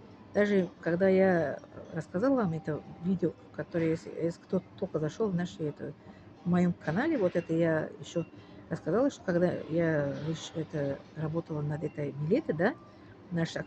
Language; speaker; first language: Russian; non-native, fluent; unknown